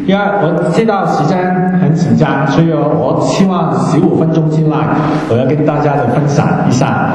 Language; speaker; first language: Chinese; non-native, local second language; Cantonese